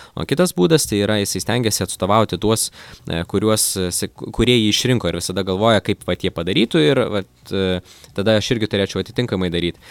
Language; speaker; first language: Lithuanian; native; Lithuanian